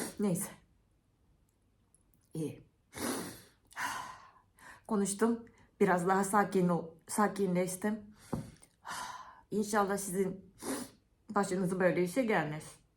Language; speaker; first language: Turkish; non-native, fluent; Japanese